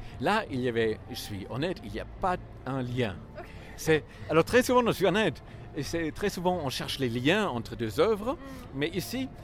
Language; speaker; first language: French; non-native, fluent; German